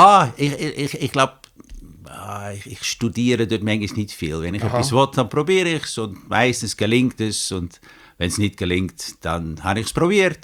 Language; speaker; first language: German; non-native, fluent; Dutch